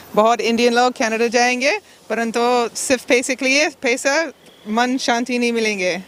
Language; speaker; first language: Hindi; non-native, fluent; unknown